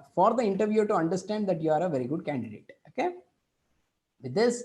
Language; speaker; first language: English; non-native, local second language; Kannada